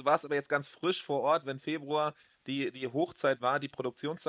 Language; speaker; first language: German; native; German